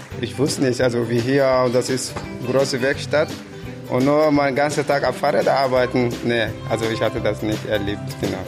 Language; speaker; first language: German; non-native, learner; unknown